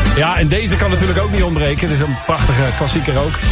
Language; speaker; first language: Dutch; native; Dutch